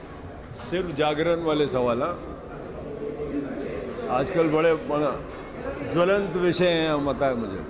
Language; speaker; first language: Hindi; native; Hindi